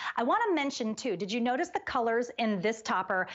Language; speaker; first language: English; native; English